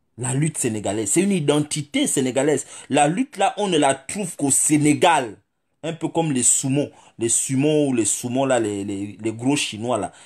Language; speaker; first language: French; non-native, local second language; Fang